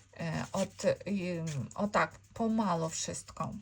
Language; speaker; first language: Polish; non-native, learner; Ukrainian